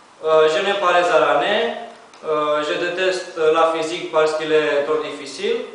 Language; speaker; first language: French; non-native, learner; Romanian